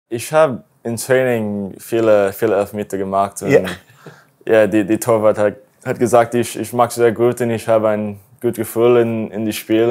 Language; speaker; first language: German; non-native, learner; English